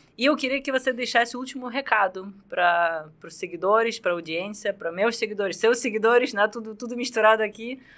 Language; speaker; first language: Portuguese; non-native, fluent; Russian